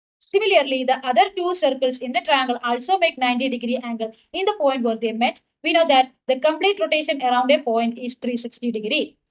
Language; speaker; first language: English; non-native, local second language; Malayalam